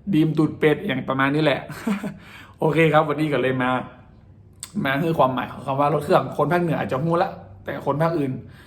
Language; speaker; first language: Thai; native; Thai